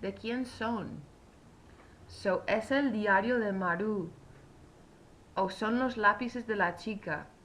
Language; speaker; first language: Spanish; non-native, fluent; English